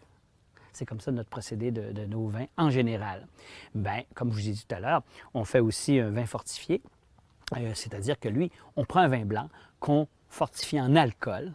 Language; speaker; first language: French; native; French